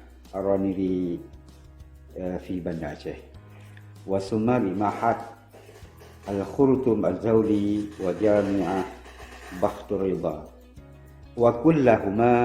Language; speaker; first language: Arabic; non-native, fluent; Indonesian